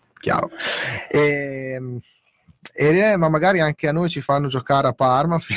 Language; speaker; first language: Italian; native; Italian